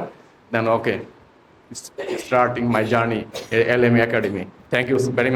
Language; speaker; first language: English; non-native, learner; Bangla